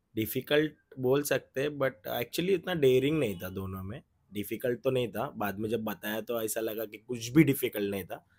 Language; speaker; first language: Hindi; non-native, local second language; Marathi